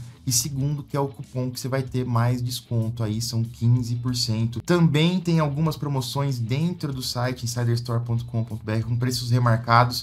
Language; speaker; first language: Portuguese; native; Portuguese